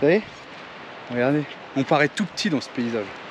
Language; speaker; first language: French; native; French